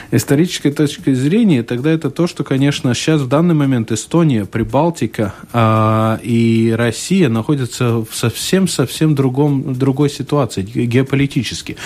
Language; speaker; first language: Russian; non-native, local second language; Latvian